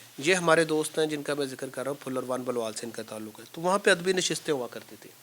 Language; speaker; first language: Urdu; non-native, local second language; Punjabi